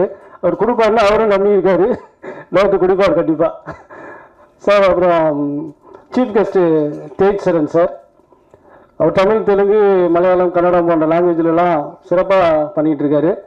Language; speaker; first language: Tamil; native; Tamil